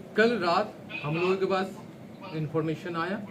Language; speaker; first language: Hindi; non-native, local second language; Bangla